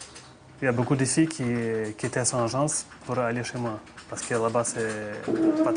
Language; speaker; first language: French; non-native, fluent; Russian